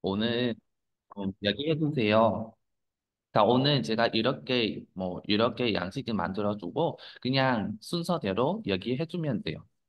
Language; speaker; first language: Korean; non-native, fluent; Vietnamese